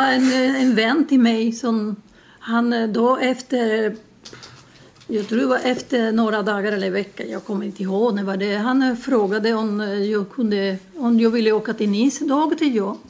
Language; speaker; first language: Swedish; non-native, fluent; Spanish